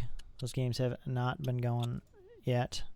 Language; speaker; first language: English; native; English